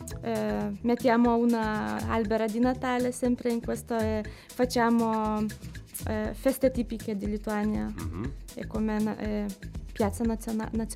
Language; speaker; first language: Italian; non-native, learner; Lithuanian